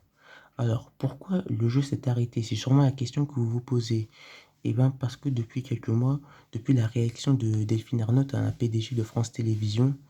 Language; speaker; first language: French; native; French